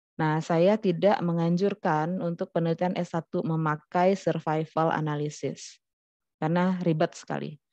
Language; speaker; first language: Indonesian; non-native, local second language; Minangkabau